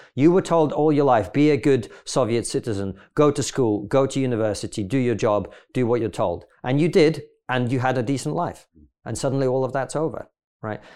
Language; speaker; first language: English; non-native, fluent; Russian